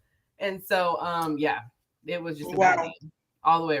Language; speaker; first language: English; native; English